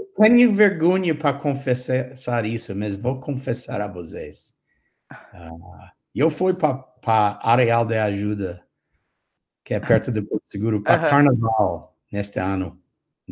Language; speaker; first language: Portuguese; non-native, fluent; English